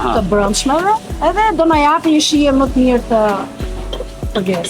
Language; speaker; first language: Albanian; native; Albanian